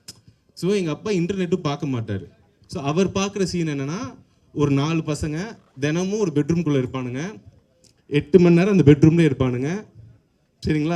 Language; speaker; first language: Tamil; native; Tamil